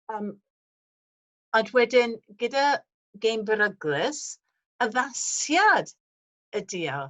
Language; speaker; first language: Welsh; non-native, fluent; English